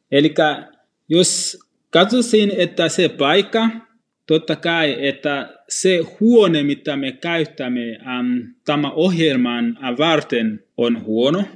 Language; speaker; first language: Finnish; non-native, fluent; Swahili